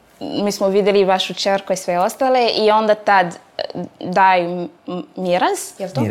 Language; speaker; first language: Serbian; non-native, fluent; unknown